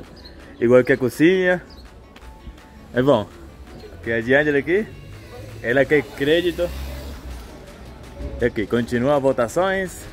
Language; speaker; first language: Portuguese; non-native, fluent; Spanish